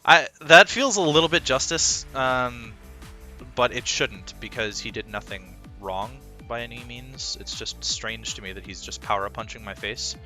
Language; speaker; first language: English; native; English